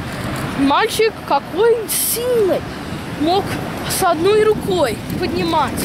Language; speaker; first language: Russian; early bilingual, heritage; Russian